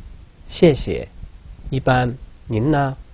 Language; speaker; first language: Chinese; non-native, local second language; Tibetan